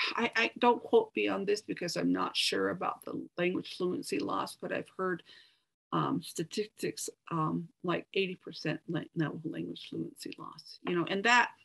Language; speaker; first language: English; native; English